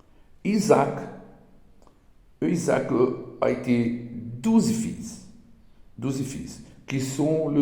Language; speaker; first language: French; non-native, learner; Portuguese